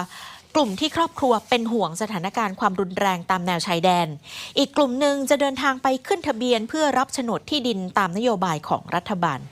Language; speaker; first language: Thai; native; Thai